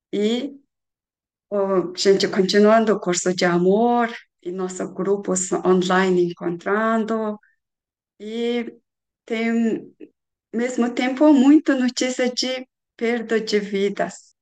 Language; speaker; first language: Portuguese; non-native, learner; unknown